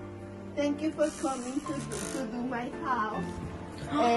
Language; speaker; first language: English; non-native, learner; Spanish